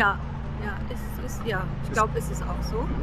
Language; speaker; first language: German; non-native, fluent; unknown